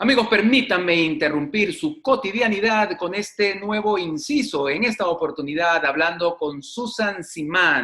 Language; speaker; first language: Spanish; native; Spanish